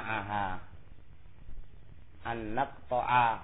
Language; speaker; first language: Arabic; non-native, fluent; Javanese